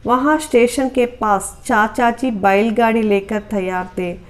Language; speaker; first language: Hindi; non-native, local second language; Telugu